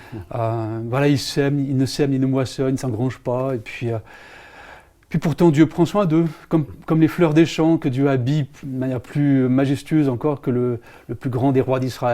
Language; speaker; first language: French; native; French